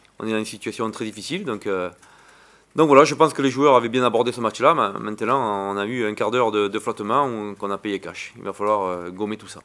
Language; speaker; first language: French; native; French